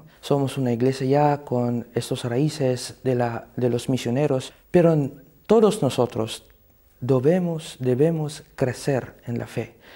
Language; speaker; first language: Spanish; non-native, fluent; Cebuano